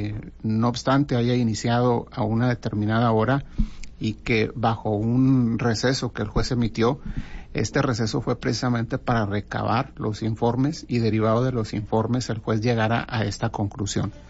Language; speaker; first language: Spanish; native; Spanish